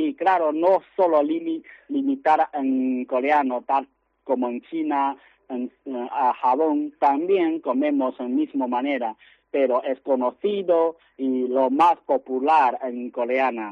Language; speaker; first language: Spanish; non-native, learner; Chinese